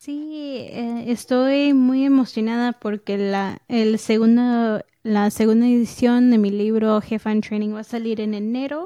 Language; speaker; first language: Spanish; early bilingual, heritage; English